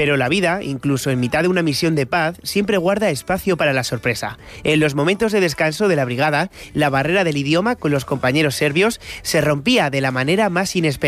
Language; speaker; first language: Spanish; native; Spanish